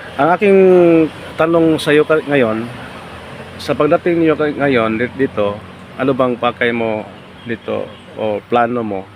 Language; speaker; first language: Filipino; non-native, local second language; Cebuano